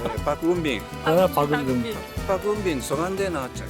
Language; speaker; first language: Korean; non-native, fluent; Japanese